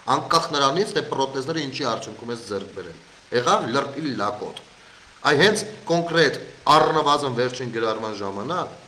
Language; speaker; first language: Armenian; native; Armenian